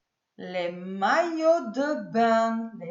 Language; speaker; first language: French; non-native, fluent; Macedonian